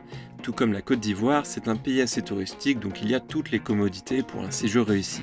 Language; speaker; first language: French; native; French